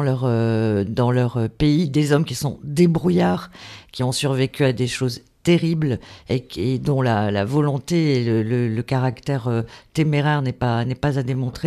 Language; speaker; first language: French; native; French